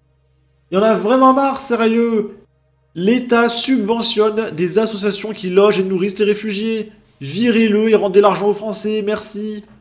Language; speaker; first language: French; native; French